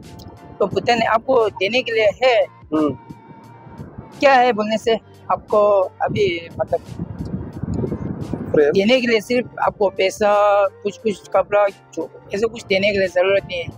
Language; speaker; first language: Hindi; non-native, local second language; Tibetan